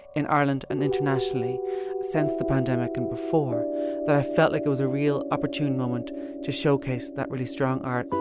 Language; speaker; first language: English; native; English